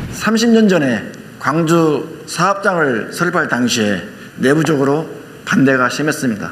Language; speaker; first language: Korean; native; Korean